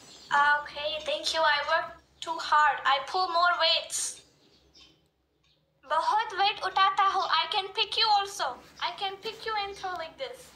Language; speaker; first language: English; non-native, learner; Hindi